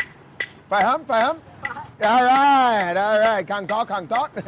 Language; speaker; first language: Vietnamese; non-native, learner; English